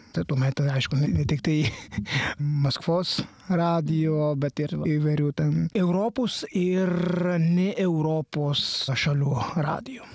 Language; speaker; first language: Lithuanian; non-native, fluent; Italian